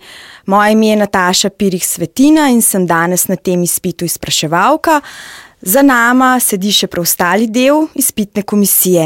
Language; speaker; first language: Slovenian; native; Slovenian